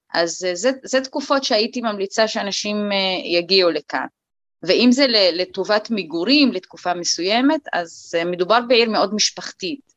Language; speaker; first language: Hebrew; non-native, local second language; Arabic